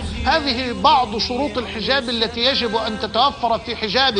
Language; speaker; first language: Arabic; native; Arabic